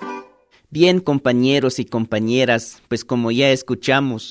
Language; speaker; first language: Spanish; native; Spanish